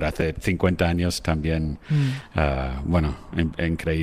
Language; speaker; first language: Spanish; non-native, fluent; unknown